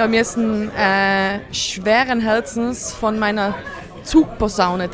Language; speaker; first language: German; native; German